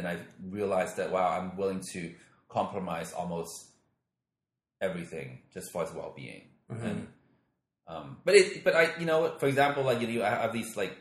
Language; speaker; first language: English; non-native, local second language; Cantonese